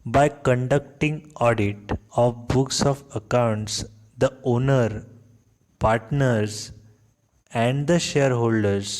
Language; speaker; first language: English; non-native, local second language; Marathi